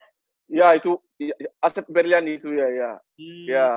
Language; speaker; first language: Indonesian; non-native, learner; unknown